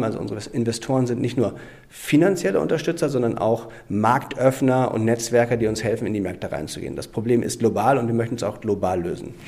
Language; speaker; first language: German; native; German